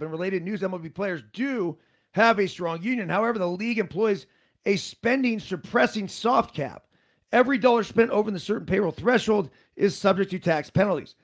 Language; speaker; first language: English; native; English